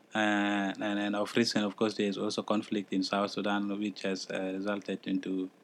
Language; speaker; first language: English; non-native, fluent; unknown